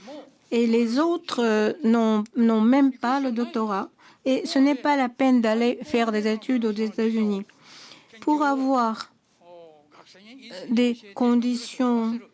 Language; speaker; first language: French; non-native, fluent; Japanese